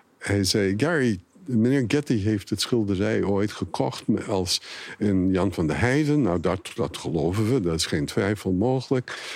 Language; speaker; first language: Dutch; non-native, fluent; English